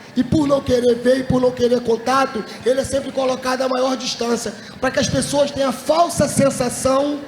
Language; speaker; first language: Portuguese; native; Portuguese